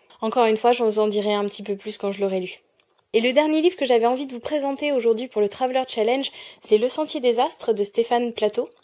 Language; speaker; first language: French; native; French